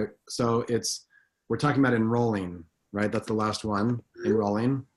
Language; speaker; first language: English; native; English